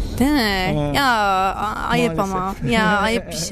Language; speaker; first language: Turkish; non-native, learner; English